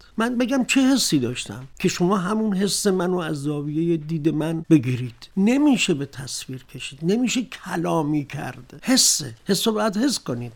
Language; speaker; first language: Persian; non-native, local second language; Azerbaijani